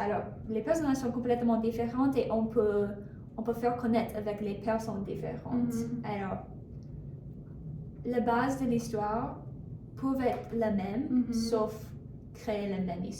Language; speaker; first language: French; non-native, learner; English